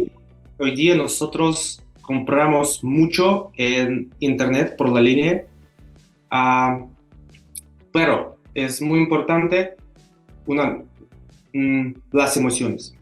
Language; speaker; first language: Spanish; non-native, fluent; Russian